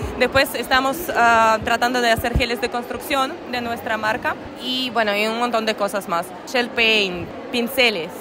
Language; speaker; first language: Spanish; non-native, fluent; Russian